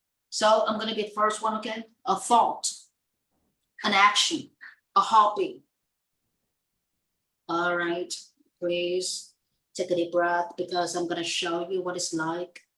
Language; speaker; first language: English; non-native, fluent; Vietnamese